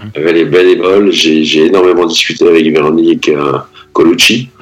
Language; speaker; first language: French; native; French